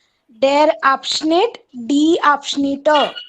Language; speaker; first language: German; non-native, learner; Marathi